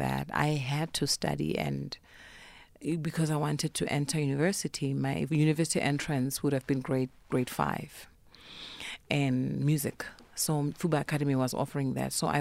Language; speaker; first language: English; non-native, local second language; Northern Sotho